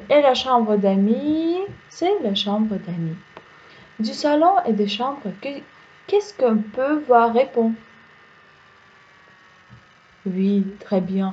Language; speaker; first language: French; non-native, fluent; Uzbek